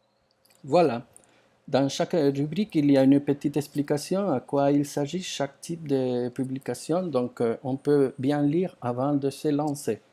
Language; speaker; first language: French; non-native, fluent; Spanish